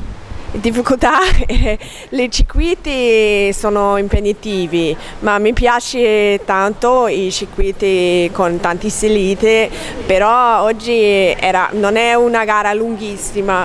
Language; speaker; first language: Italian; non-native, learner; English